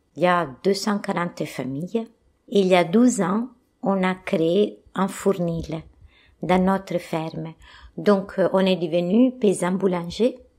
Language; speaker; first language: French; non-native, fluent; Italian